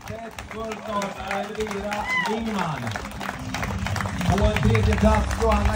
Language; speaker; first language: Swedish; native; Swedish